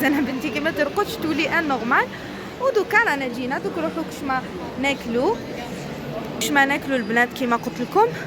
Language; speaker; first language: Arabic; native; Arabic